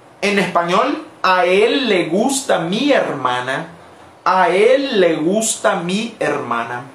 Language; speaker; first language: Spanish; non-native, fluent; Portuguese